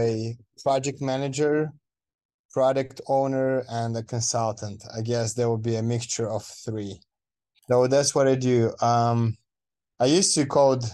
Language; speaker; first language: English; non-native, fluent; Romanian